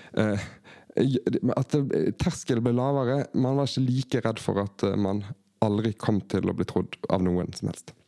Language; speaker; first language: Norwegian; native; Norwegian